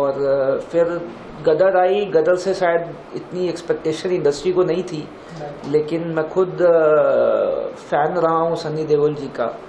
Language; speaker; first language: Hindi; native; Hindi